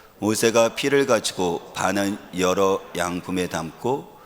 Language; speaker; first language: Korean; native; Korean